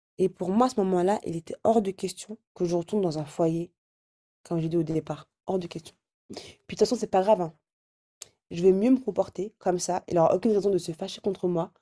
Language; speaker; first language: French; early bilingual, other home language; Arabic